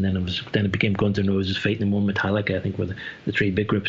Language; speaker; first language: English; native; English